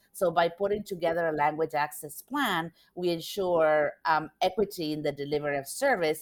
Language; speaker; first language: English; non-native, fluent; Spanish